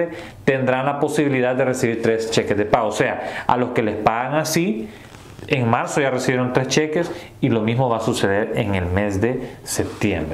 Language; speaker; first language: Spanish; native; Spanish